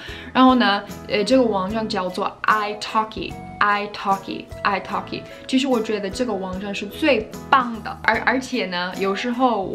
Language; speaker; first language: Chinese; non-native, fluent; English